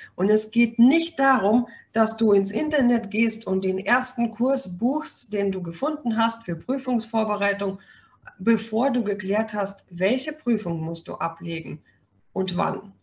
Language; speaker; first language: German; non-native, fluent; Russian